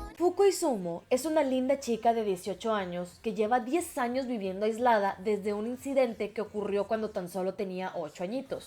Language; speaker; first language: Spanish; native; Spanish